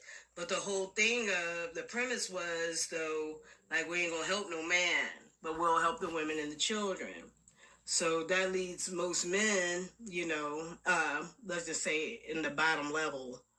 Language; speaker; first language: English; native; English